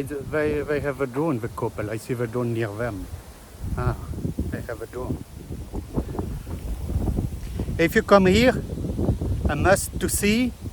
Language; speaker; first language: English; non-native, learner; French